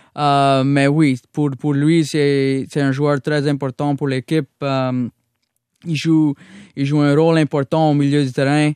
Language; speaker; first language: French; non-native, local second language; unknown